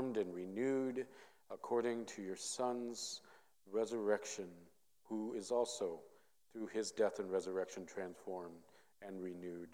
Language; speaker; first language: English; early bilingual, other home language; Vietnamese